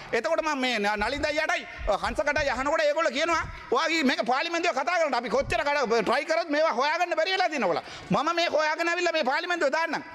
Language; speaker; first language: Sinhala; non-native, local second language; Tamil